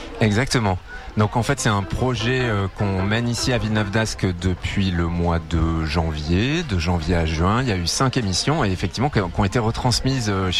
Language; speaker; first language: French; native; French